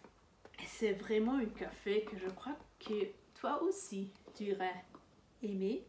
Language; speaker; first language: French; non-native, learner; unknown